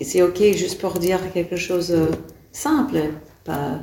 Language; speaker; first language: French; non-native, fluent; English